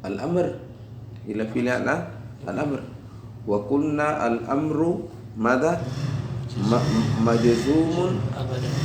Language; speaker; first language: Arabic; non-native, fluent; Indonesian